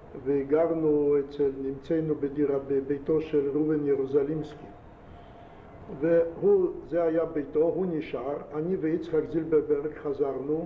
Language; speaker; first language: Hebrew; non-native, fluent; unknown